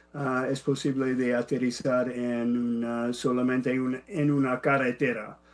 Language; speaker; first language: Spanish; non-native, fluent; English